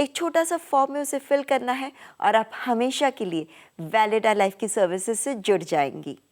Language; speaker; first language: Hindi; native; Hindi